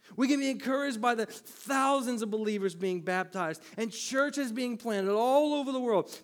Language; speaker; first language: English; native; English